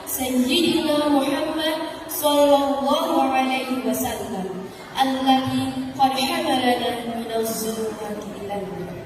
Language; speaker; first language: Arabic; non-native, learner; Indonesian